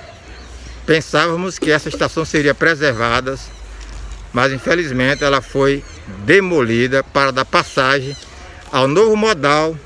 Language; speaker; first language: Portuguese; native; Portuguese